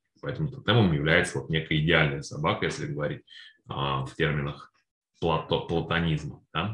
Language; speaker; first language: Russian; native; Russian